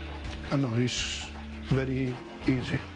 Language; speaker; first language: English; non-native, learner; Romanian